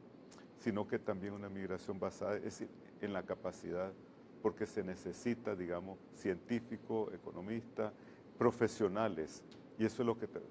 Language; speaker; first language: Spanish; native; Spanish